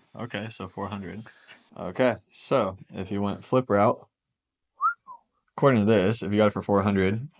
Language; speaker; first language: English; native; English